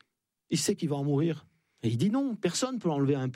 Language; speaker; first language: French; native; French